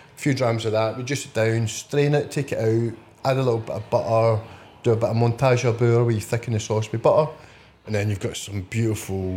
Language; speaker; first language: English; native; English